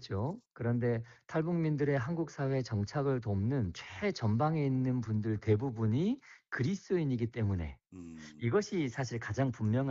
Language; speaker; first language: Korean; native; Korean